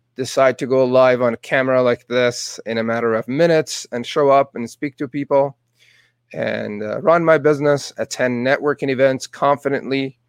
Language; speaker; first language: English; non-native, fluent; Persian